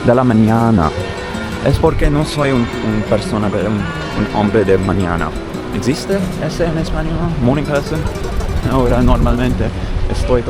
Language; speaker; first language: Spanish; non-native, learner; English